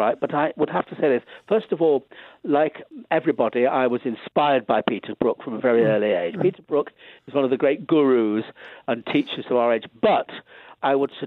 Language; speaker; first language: English; native; English